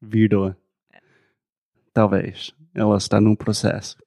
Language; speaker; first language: Portuguese; non-native, fluent; English